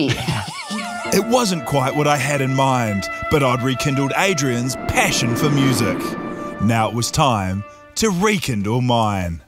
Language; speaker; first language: English; native; English